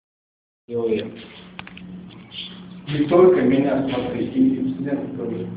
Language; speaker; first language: Russian; non-native, local second language; Chechen